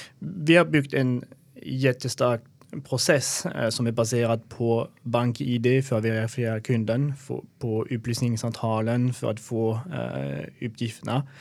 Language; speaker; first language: Swedish; non-native, fluent; French